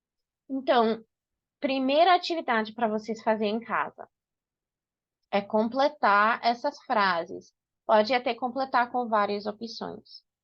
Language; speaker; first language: Portuguese; non-native, fluent; English